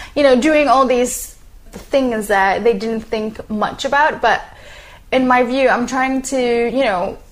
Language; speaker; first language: English; non-native, fluent; Arabic